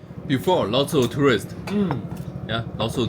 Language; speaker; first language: English; non-native, learner; Chinese